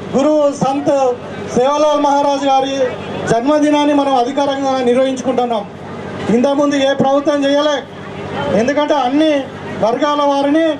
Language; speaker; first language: Telugu; native; Telugu